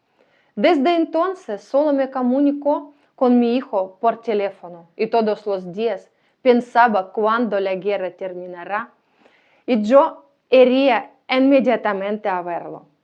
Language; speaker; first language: Spanish; non-native, learner; Ukrainian